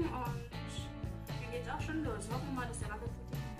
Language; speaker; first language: German; native; German